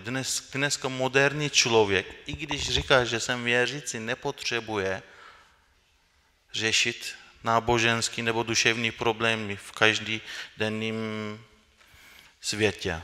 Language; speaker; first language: Czech; non-native, fluent; Turkish